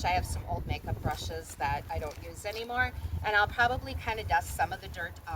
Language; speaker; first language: English; native; English